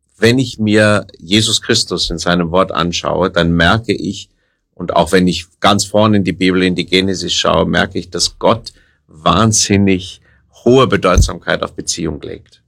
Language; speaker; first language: German; native; German